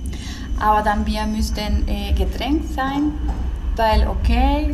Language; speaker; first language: German; non-native, learner; Spanish